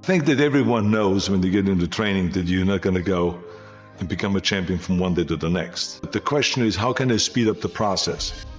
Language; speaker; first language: English; non-native, fluent; German